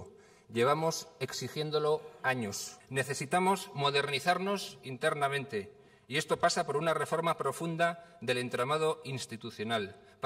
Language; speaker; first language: Spanish; native; Spanish